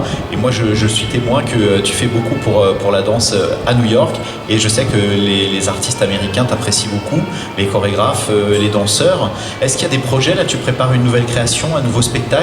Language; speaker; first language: French; native; French